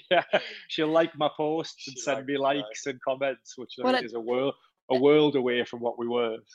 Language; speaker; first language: English; native; English